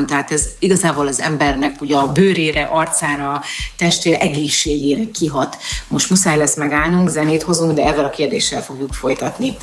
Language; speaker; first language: Hungarian; native; Hungarian